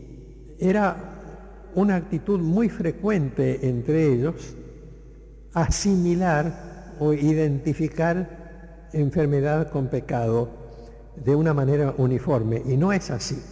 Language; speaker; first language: Spanish; native; Spanish